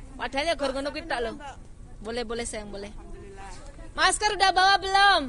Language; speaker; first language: Indonesian; non-native, local second language; Javanese